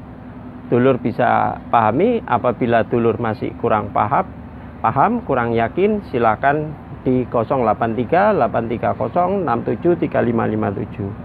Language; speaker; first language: Indonesian; native; Indonesian